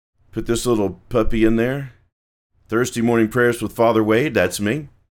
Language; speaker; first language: English; native; English